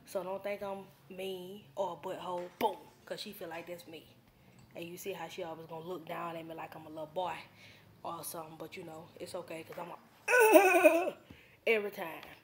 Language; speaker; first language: English; native; English